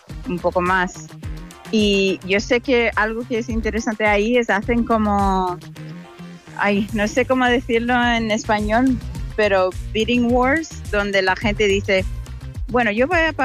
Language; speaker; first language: Spanish; non-native, fluent; English